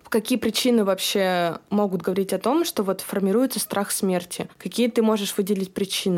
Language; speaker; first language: Russian; native; Russian